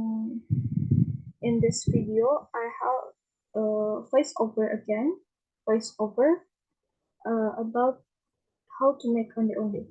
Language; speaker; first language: English; non-native, learner; Indonesian